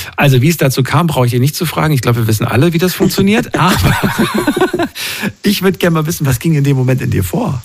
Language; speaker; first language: German; native; German